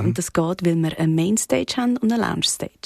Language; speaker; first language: German; native; German